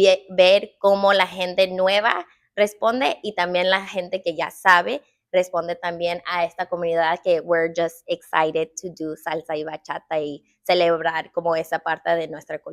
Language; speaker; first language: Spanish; early bilingual, heritage; English